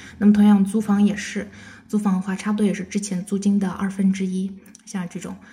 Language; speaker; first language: Chinese; non-native, local second language; Kazakh